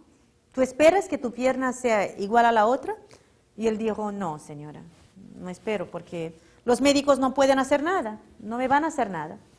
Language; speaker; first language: Spanish; non-native, fluent; Portuguese